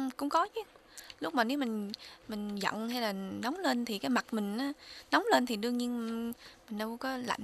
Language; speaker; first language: Vietnamese; early bilingual, heritage; Vietnamese